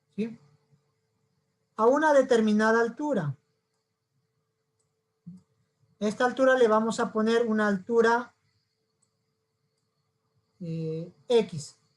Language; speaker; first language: Spanish; native; Spanish